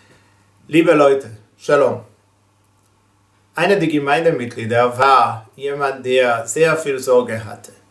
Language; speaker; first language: German; non-native, fluent; Hebrew